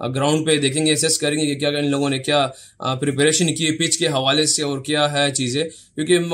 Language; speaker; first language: Urdu; non-native, local second language; Pashto